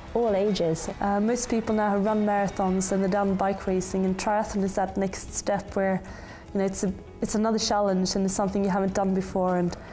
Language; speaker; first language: English; non-native, fluent; Swedish